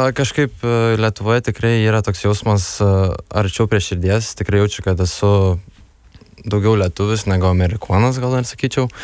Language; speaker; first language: Lithuanian; early bilingual, heritage; Lithuanian